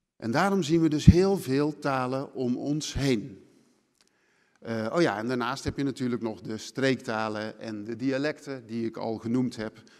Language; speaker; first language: Dutch; native; Dutch